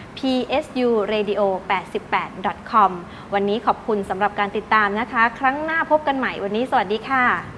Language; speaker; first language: Thai; native; Thai